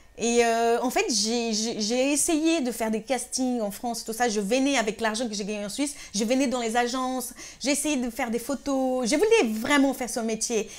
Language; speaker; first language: French; non-native, fluent; Portuguese